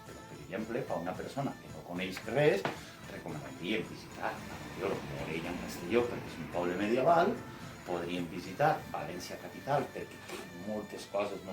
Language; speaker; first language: Catalan; native; Catalan